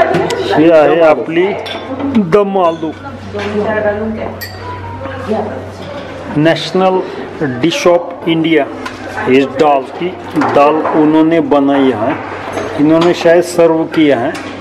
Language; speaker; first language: Hindi; non-native, local second language; Marathi